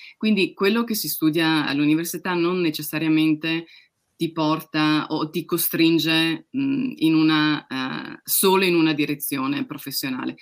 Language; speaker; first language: Italian; native; Italian